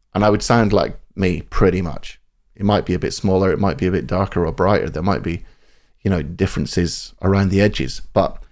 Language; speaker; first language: English; native; English